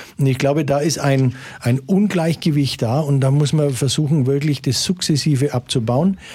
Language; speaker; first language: German; native; German